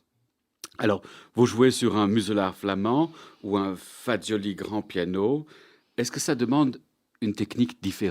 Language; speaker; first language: French; native; French